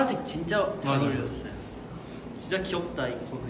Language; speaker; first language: Korean; non-native, fluent; Japanese